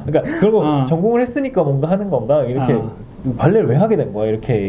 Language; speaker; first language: Korean; native; Korean